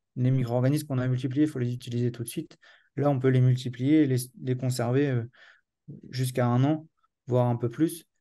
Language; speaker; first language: French; native; French